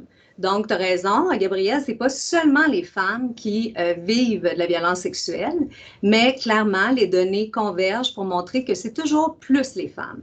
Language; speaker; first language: French; native; French